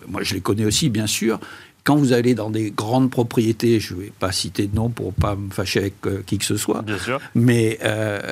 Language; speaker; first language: French; native; French